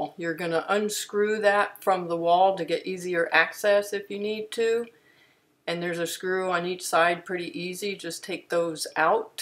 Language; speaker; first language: English; native; English